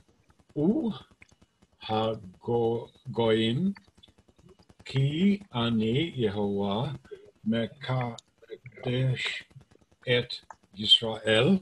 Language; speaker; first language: Hebrew; non-native, learner; English